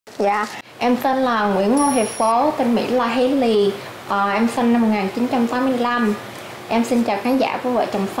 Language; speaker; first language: Vietnamese; early bilingual, heritage; Vietnamese